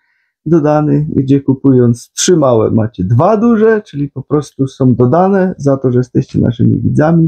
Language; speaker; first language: Polish; native; Polish